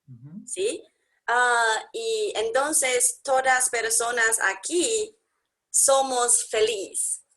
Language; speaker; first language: Spanish; non-native, learner; English